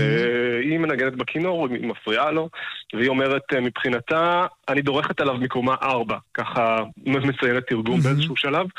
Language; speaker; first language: Hebrew; native; Hebrew